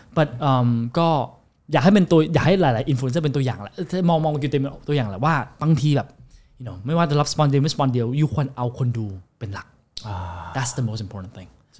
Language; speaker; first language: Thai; non-native, fluent; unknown